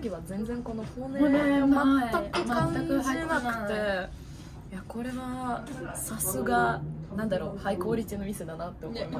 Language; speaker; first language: Japanese; non-native, fluent; Russian